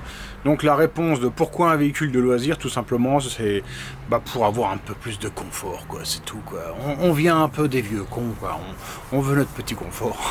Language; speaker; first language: French; native; French